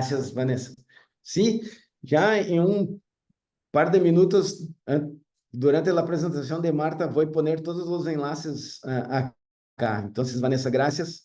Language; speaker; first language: Spanish; non-native, fluent; Portuguese